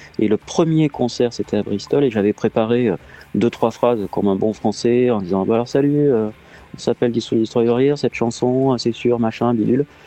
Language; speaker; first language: French; native; French